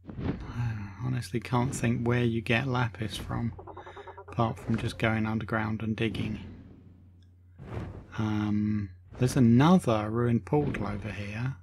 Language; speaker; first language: English; native; English